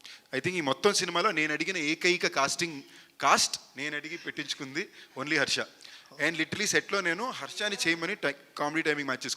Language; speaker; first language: Telugu; native; Telugu